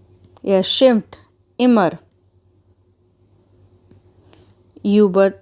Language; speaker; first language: German; non-native, fluent; Hindi